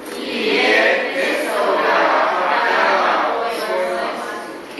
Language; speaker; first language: Japanese; non-native, learner; Chinese